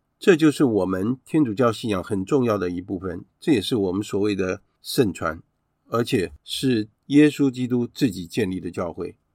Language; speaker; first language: Chinese; native; Chinese